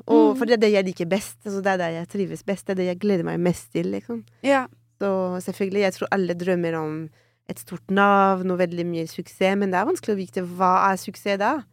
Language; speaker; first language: Norwegian; non-native, fluent; French